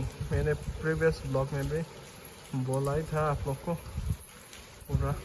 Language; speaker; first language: Hindi; non-native, local second language; Nepali